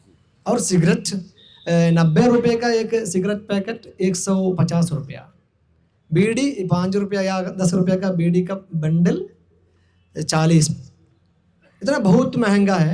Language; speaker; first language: Hindi; non-native, local second language; Malayalam